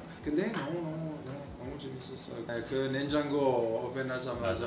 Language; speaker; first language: Korean; non-native, learner; Italian